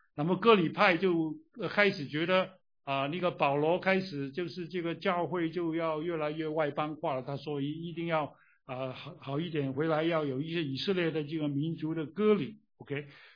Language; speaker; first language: Chinese; native; Chinese